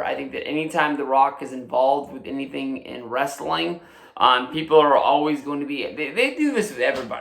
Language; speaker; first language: English; native; English